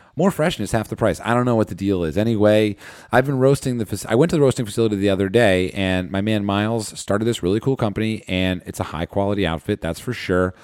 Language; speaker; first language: English; native; English